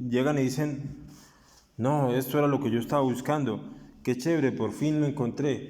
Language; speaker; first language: Spanish; native; Spanish